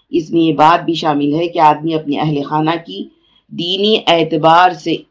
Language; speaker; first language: Urdu; native; Urdu